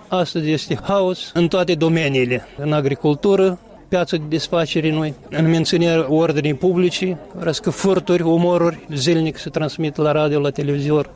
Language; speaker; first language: Romanian; native; Romanian